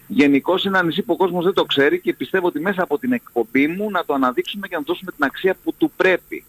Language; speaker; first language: Greek; native; Greek